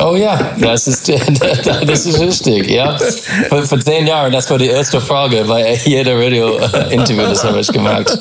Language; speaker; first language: German; non-native, learner; English